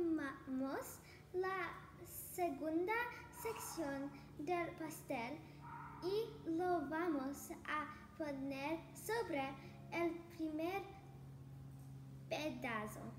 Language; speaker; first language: Spanish; non-native, learner; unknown